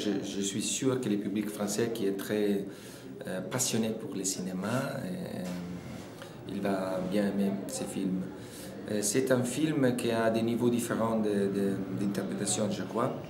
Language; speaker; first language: French; non-native, fluent; Italian